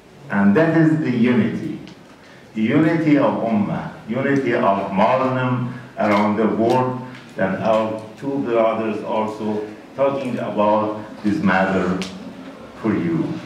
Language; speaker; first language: English; non-native, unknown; Persian